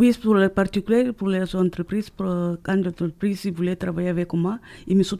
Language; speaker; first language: French; native; French